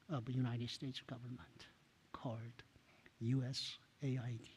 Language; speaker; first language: English; non-native, fluent; Korean